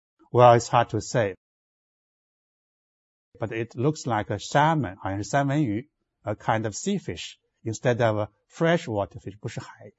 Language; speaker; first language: English; non-native, fluent; Chinese